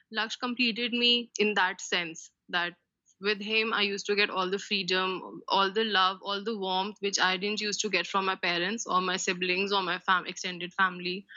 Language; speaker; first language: English; non-native, local second language; Hindi